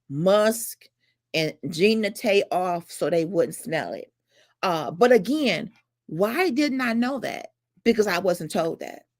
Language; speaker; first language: English; native; English